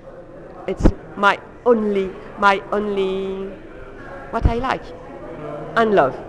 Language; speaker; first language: English; non-native, learner; French